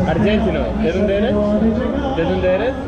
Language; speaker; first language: Spanish; non-native, learner; Korean